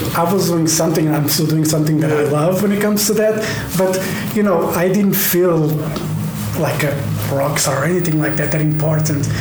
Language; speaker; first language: English; non-native, fluent; Portuguese